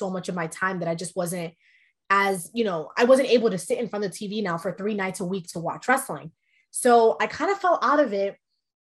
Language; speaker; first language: English; early bilingual, other home language; Spanish